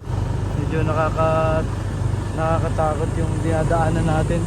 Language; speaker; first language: Filipino; native; Filipino